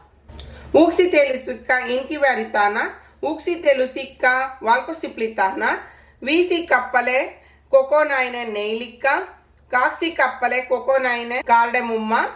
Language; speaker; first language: Finnish; non-native, learner; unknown